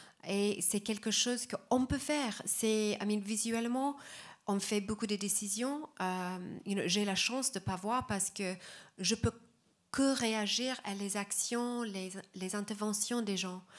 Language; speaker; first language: French; non-native, fluent; English